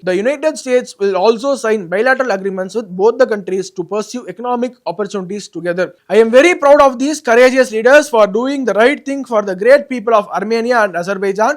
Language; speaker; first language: English; non-native, local second language; Tamil